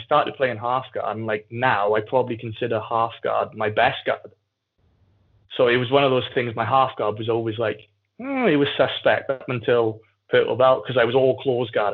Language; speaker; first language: English; native; English